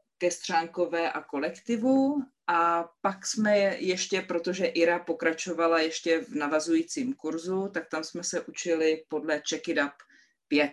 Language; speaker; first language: Czech; non-native, learner; Ukrainian